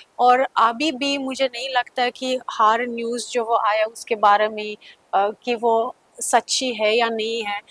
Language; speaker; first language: Hindi; non-native, fluent; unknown